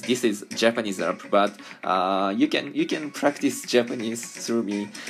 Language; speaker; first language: English; non-native, learner; Japanese